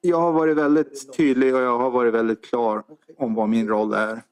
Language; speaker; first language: Swedish; native; Swedish